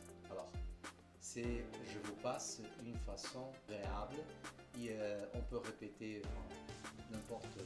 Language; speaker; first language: French; non-native, fluent; Portuguese